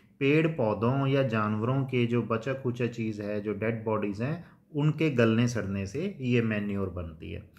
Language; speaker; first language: Hindi; non-native, local second language; Punjabi